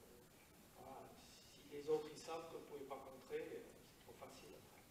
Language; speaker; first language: French; native; French